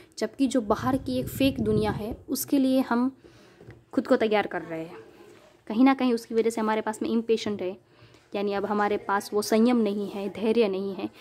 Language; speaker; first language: Hindi; non-native, local second language; Gujarati